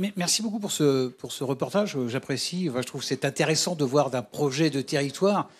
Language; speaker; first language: French; native; French